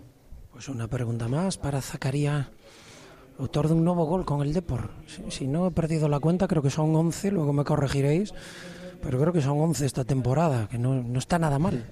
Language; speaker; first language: Spanish; native; Spanish